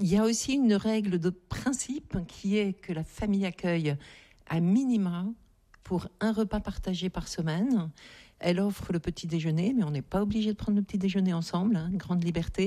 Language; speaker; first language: French; native; French